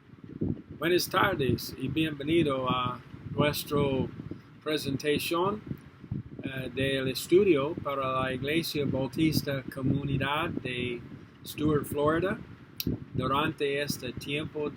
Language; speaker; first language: Spanish; non-native, learner; English